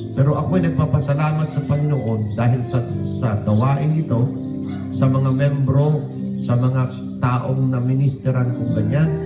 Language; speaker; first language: Filipino; non-native, local second language; Cebuano